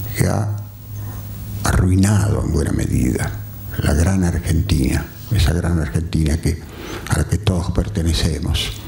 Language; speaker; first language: Spanish; native; Spanish